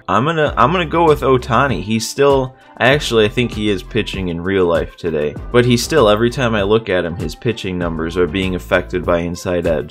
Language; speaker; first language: English; native; English